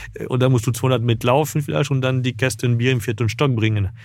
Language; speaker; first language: German; non-native, fluent; French